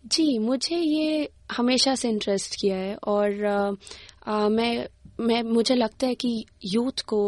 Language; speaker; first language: Hindi; native; Hindi